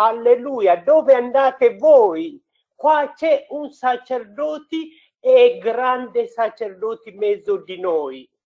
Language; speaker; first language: Italian; non-native, learner; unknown